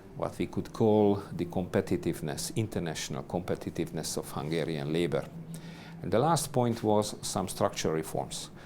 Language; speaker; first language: English; non-native, fluent; Hungarian